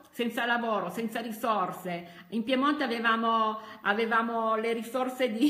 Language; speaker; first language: Italian; native; Italian